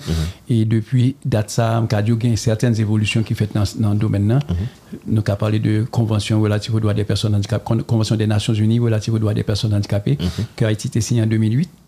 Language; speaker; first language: French; non-native, local second language; Haitian Creole